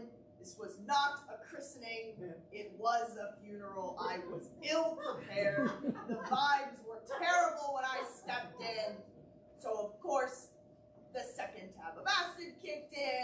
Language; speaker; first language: English; native; English